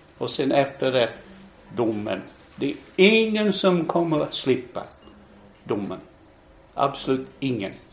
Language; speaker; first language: Swedish; non-native, fluent; English